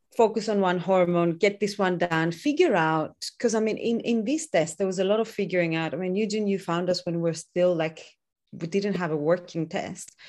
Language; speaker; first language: English; non-native, fluent; Greek